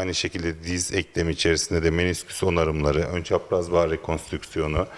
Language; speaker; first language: Turkish; native; Turkish